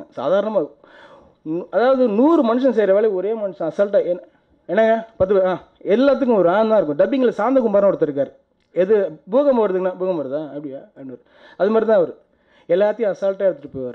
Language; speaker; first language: Tamil; native; Tamil